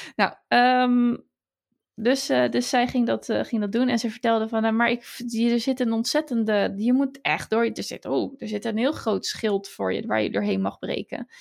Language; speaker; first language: Dutch; native; Dutch